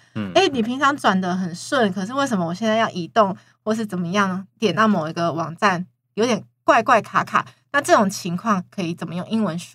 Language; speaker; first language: Chinese; native; Chinese